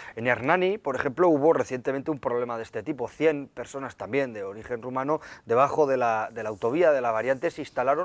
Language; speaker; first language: Spanish; native; Spanish